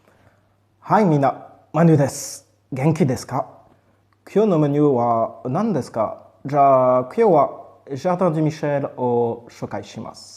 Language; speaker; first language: Japanese; non-native, learner; French